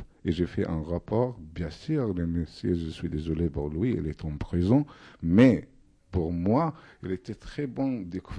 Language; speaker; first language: French; non-native, fluent; Arabic